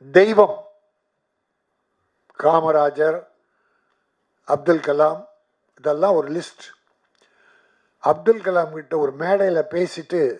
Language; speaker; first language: Tamil; native; Tamil